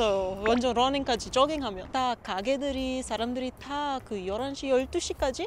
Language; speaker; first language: Korean; non-native, learner; Papiamento